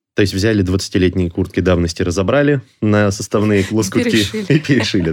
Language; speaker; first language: Russian; native; Russian